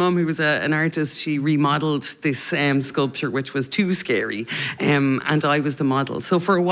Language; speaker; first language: English; native; English